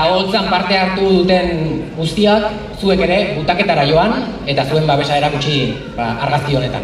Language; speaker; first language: Basque; native; Basque